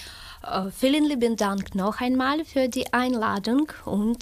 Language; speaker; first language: German; non-native, learner; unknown